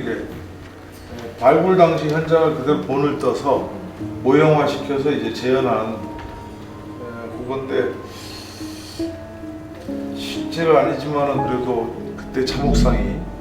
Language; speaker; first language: Korean; native; Korean